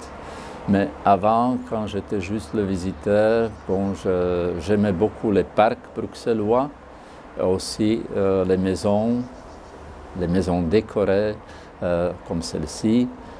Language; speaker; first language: French; non-native, fluent; Slovak